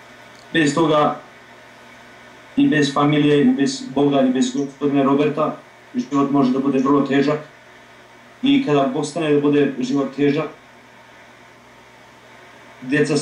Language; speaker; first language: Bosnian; early bilingual, heritage; English